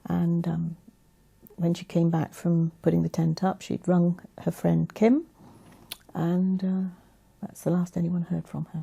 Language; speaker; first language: English; native; English